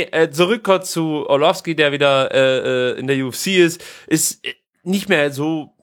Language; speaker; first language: German; native; German